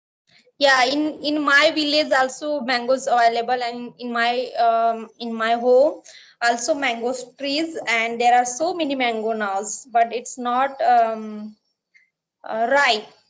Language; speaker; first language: English; non-native, learner; Marathi